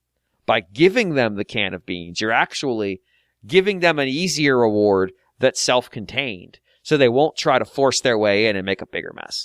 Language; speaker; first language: English; native; English